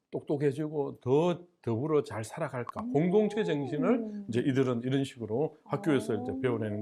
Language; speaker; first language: Korean; native; Korean